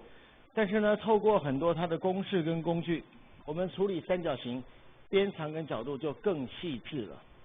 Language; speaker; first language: Chinese; native; Chinese